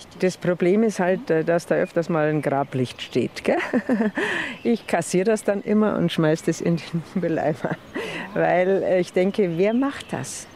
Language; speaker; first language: German; native; German